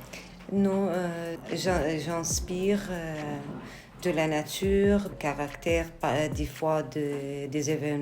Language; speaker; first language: French; non-native, learner; Arabic